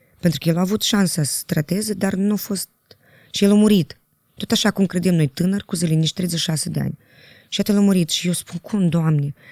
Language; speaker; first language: Romanian; native; Romanian